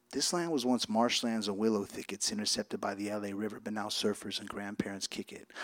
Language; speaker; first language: English; native; English